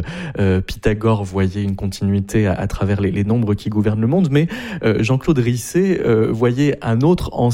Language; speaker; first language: French; native; French